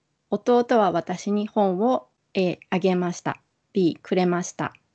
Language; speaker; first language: Japanese; native; Japanese